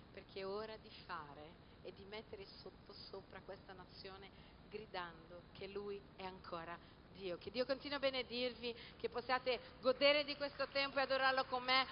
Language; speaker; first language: Italian; non-native, fluent; Portuguese